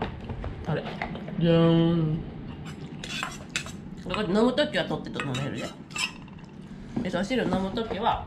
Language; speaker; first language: Japanese; native; Japanese